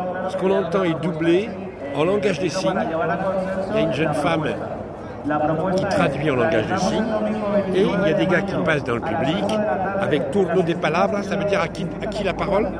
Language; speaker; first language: French; native; French